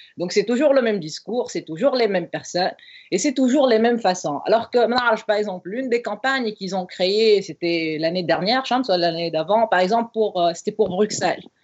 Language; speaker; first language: French; non-native, local second language; Arabic